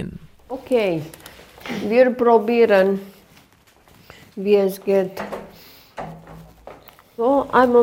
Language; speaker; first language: German; non-native, learner; Romanian